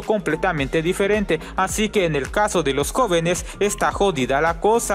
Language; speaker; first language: Spanish; native; Spanish